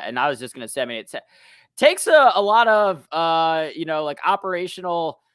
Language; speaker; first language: English; native; English